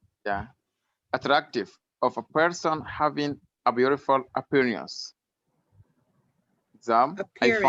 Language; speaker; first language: English; non-native, learner; Arabic